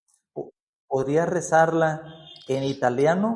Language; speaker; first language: Spanish; native; Spanish